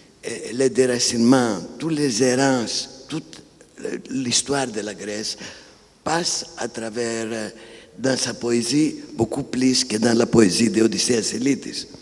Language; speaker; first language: French; non-native, fluent; Greek